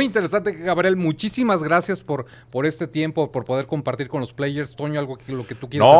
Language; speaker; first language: Spanish; native; Spanish